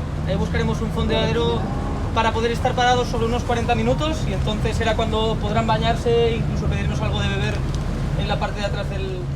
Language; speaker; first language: Spanish; native; Spanish